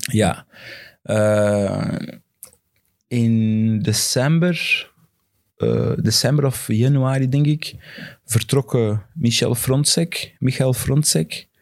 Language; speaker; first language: Dutch; non-native, fluent; Portuguese